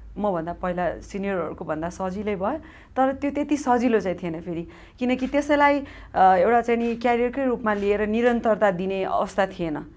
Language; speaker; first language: Nepali; native; Nepali